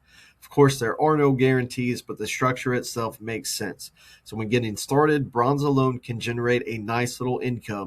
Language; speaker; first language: English; native; English